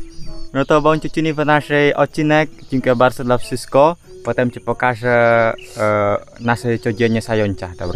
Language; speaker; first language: Polish; non-native, learner; Balinese